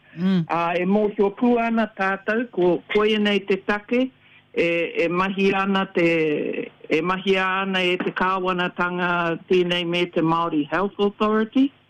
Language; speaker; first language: Māori; native; Māori